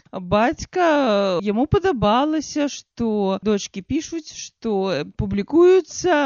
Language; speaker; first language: Belarusian; native; Belarusian